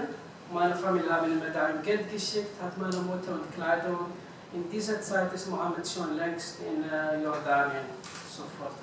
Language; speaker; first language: German; non-native, fluent; Arabic